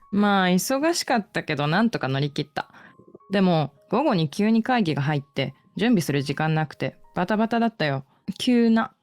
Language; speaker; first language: Japanese; native; Japanese